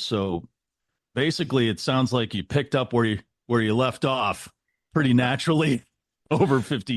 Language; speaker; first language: English; native; English